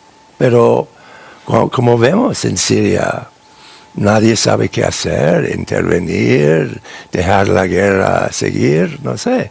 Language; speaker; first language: Spanish; non-native, fluent; English